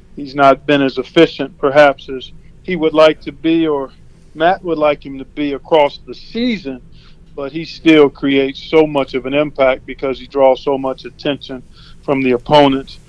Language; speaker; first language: English; native; English